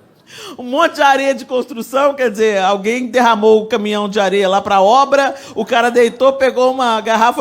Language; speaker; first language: Portuguese; native; Portuguese